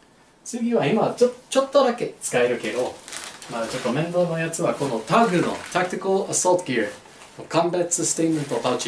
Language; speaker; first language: Japanese; non-native, learner; English